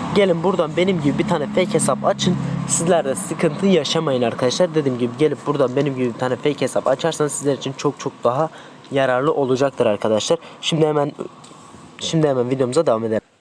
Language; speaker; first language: Turkish; non-native, local second language; Kurdish